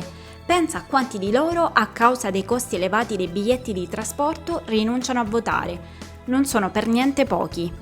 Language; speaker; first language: Italian; native; Italian